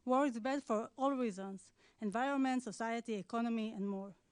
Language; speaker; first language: English; non-native, fluent; Hebrew